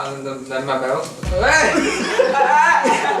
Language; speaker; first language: Korean; non-native, fluent; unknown